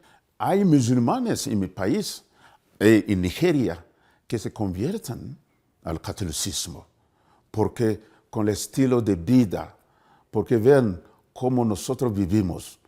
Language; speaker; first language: Spanish; non-native, fluent; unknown